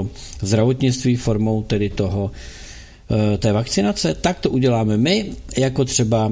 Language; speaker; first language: Czech; native; Czech